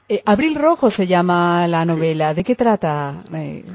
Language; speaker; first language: Spanish; native; Spanish